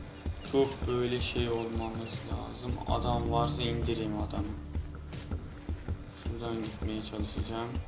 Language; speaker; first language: Turkish; native; Turkish